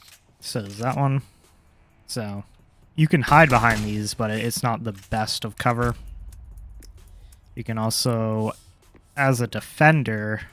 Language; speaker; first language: English; native; English